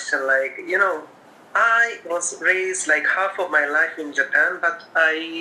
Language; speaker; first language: English; non-native, local second language; Japanese